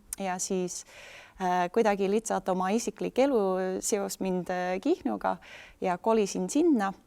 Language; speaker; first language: Estonian; non-native, fluent; English